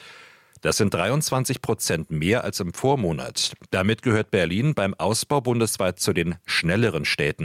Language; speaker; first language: German; native; German